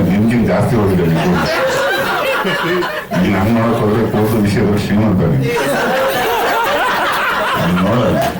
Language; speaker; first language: Kannada; native; Kannada